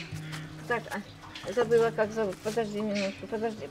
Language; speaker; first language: Russian; native; Russian